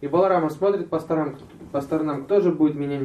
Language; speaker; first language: Russian; native; Russian